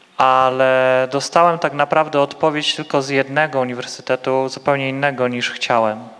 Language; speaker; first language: Polish; native; Polish